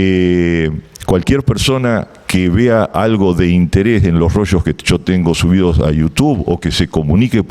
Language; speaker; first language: Spanish; native; Spanish